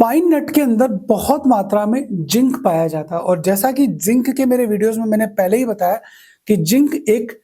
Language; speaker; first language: Hindi; native; Hindi